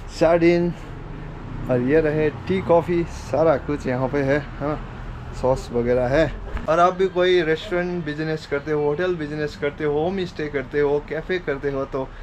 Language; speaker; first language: Hindi; non-native, local second language; Nepali